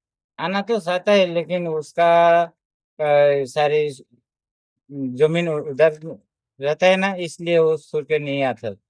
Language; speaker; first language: Hindi; non-native, local second language; Bangla